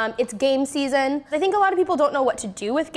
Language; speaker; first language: English; native; English